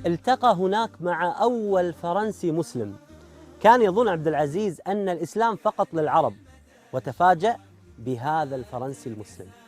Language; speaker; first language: Arabic; native; Arabic